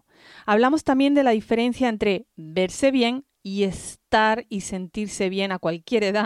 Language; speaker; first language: Spanish; native; Spanish